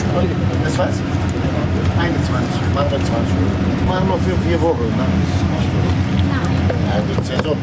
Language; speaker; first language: German; non-native, local second language; Turkish